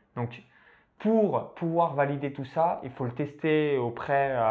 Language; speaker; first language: French; native; French